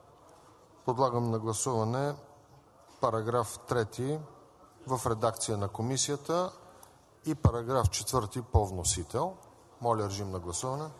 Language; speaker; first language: Bulgarian; native; Bulgarian